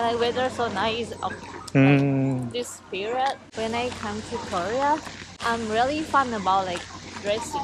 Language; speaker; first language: English; non-native, learner; Thai